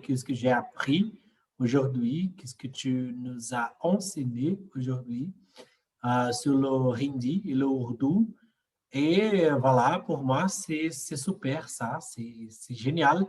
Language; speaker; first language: French; non-native, fluent; Portuguese